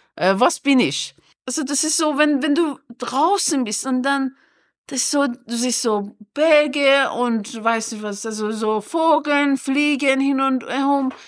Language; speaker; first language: German; non-native, fluent; Persian